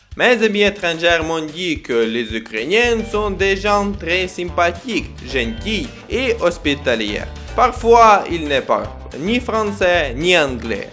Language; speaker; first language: French; non-native, learner; Ukrainian